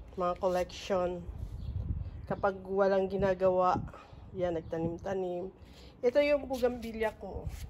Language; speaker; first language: Filipino; native; Filipino